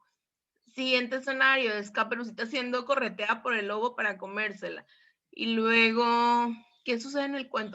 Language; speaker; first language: Spanish; native; Spanish